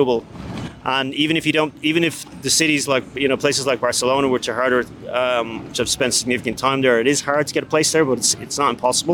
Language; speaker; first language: English; native; English